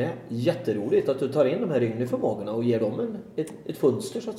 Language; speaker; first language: Swedish; native; Swedish